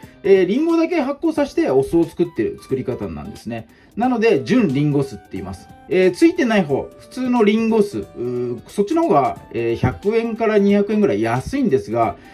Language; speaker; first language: Japanese; native; Japanese